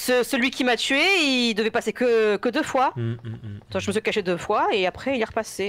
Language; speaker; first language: French; native; French